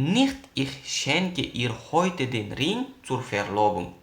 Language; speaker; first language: German; non-native, fluent; Uzbek